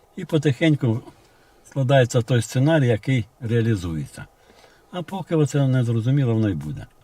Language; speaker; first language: Ukrainian; non-native, local second language; Russian